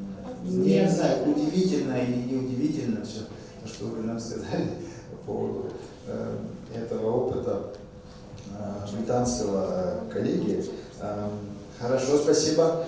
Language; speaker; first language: Russian; non-native, fluent; French